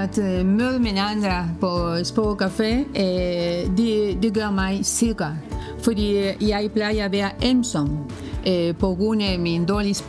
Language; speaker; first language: Danish; non-native, learner; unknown